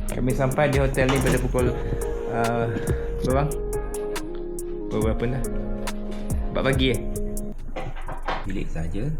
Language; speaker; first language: Malay; native; Malay